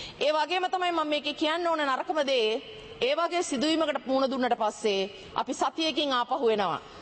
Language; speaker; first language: Sinhala; non-native, local second language; Tamil